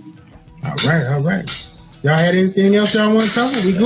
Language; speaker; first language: English; native; English